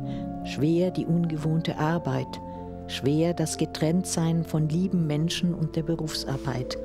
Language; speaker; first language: German; native; German